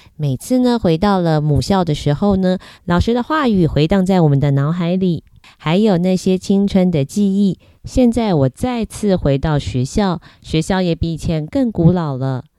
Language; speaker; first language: Chinese; native; Chinese